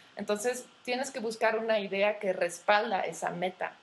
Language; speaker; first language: Spanish; non-native, fluent; Dutch